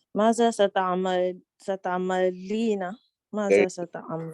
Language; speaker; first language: Arabic; non-native, learner; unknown